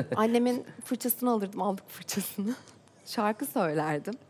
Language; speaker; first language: Turkish; native; Turkish